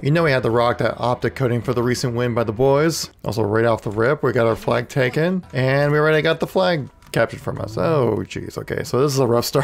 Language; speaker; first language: English; native; English